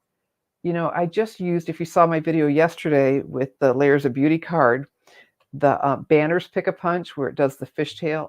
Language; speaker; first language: English; native; English